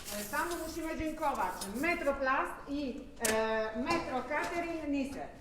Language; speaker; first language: Polish; non-native, learner; Italian